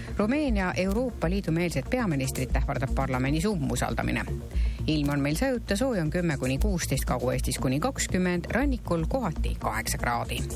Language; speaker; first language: Estonian; native; Estonian